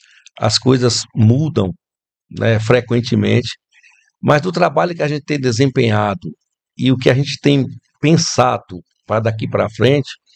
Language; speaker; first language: Portuguese; native; Portuguese